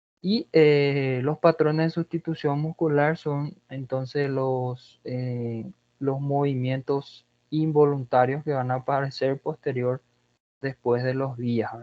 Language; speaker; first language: Spanish; non-native, fluent; Portuguese